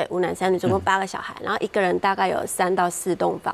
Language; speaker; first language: Chinese; native; Chinese